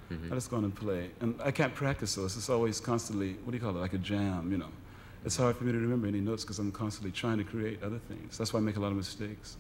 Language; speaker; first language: English; native; English